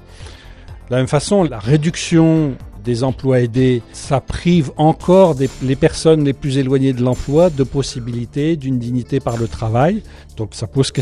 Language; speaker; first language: French; native; French